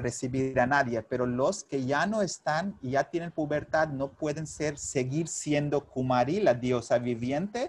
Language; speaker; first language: Spanish; non-native, fluent; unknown